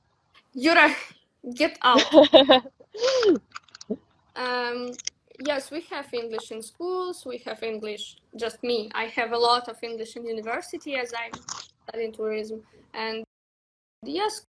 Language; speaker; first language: English; non-native, learner; Russian